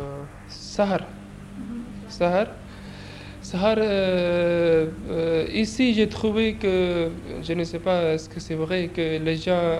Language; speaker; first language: French; non-native, learner; Urdu